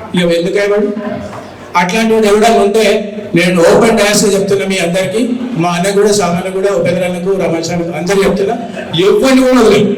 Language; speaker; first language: Telugu; native; Telugu